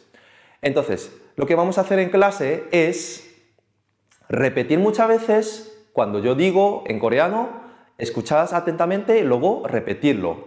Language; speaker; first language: Spanish; non-native, fluent; Korean